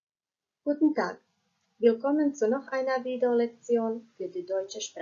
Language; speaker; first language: German; non-native, fluent; Croatian